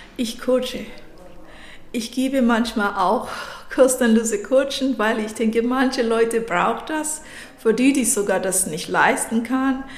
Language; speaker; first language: German; non-native, fluent; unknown